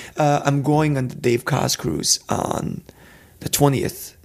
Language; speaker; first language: English; non-native, fluent; Serbian